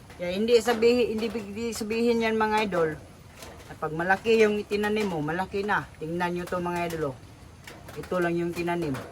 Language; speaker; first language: Filipino; non-native, local second language; Cebuano